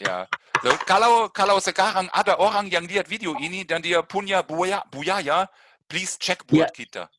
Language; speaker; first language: Indonesian; non-native, fluent; German